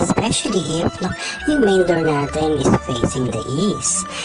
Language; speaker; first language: English; non-native, local second language; Filipino